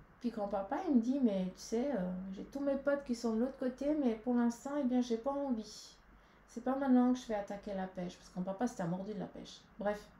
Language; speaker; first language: French; native; French